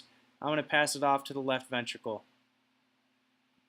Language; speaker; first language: English; native; English